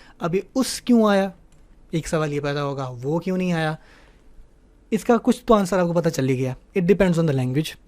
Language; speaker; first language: Urdu; native; Urdu